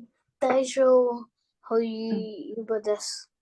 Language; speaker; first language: Japanese; non-native, learner; English